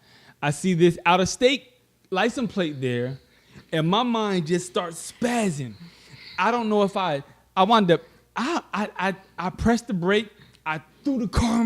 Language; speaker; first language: English; native; English